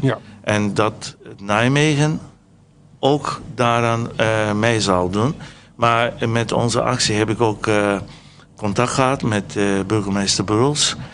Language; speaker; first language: Dutch; non-native, fluent; Turkish